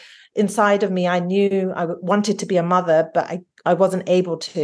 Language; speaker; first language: English; native; English